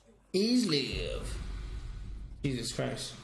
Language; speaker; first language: English; native; English